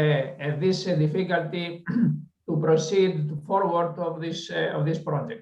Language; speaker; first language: English; non-native, learner; Greek